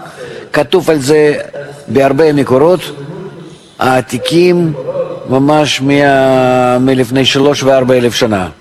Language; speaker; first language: Hebrew; non-native, fluent; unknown